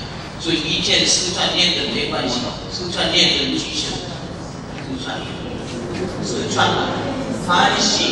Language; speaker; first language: Chinese; non-native, learner; Korean